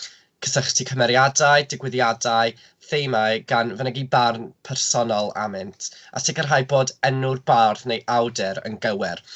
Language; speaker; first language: Welsh; non-native, local second language; English